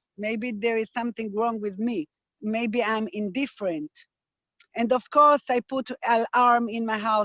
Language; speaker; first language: English; non-native, fluent; Hebrew